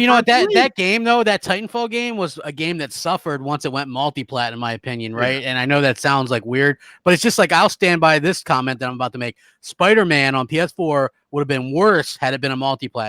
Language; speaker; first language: English; native; English